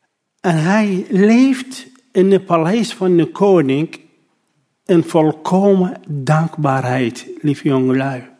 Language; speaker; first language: Dutch; non-native, learner; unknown